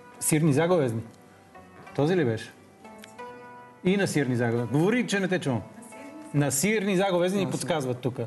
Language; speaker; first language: Bulgarian; native; Bulgarian